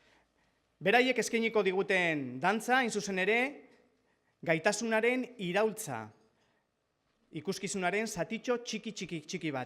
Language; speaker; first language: Basque; native; Basque